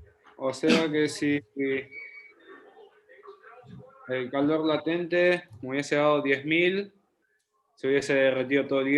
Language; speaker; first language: Spanish; native; Spanish